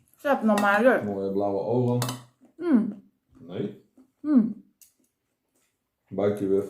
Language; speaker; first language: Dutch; non-native, learner; Thai